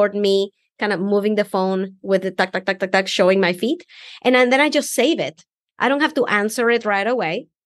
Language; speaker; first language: English; non-native, fluent; Spanish